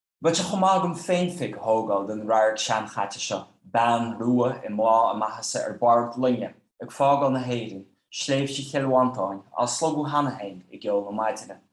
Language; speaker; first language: Irish; non-native, fluent; Dutch